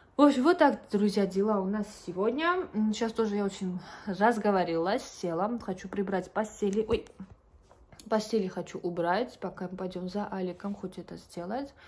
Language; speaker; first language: Russian; non-native, local second language; Georgian